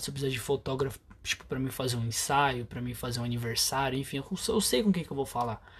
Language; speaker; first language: Portuguese; native; Portuguese